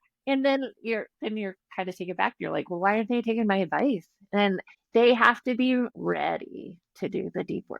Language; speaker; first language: English; native; English